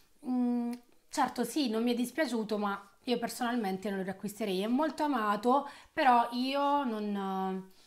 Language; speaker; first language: Italian; native; Italian